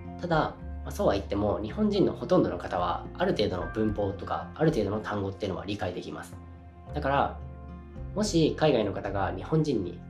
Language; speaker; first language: Japanese; native; Japanese